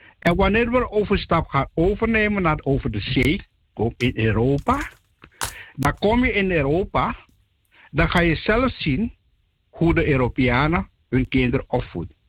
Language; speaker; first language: Dutch; native; Dutch